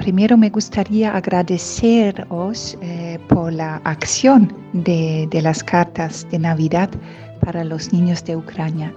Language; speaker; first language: Spanish; non-native, fluent; Polish